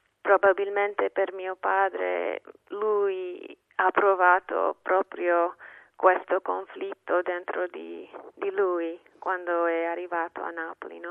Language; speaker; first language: Italian; non-native, fluent; English